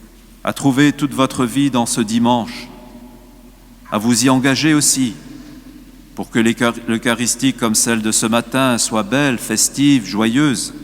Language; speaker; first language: French; native; French